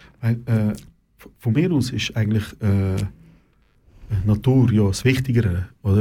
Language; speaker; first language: German; non-native, local second language; Turkish